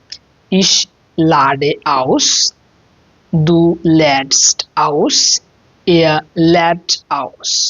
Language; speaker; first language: German; non-native, fluent; Bangla